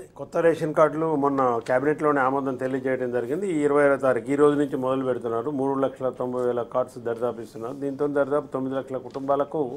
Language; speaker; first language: Telugu; native; Telugu